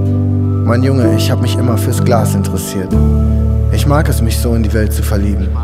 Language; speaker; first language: German; native; German